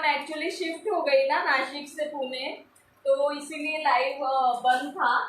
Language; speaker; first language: Hindi; non-native, local second language; Marathi